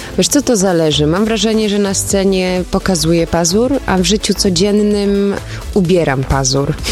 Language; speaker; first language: Polish; early bilingual, heritage; Polish